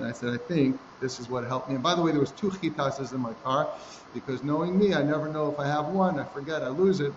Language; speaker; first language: English; native; English